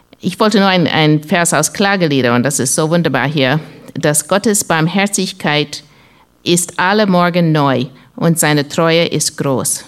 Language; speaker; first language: German; non-native, learner; English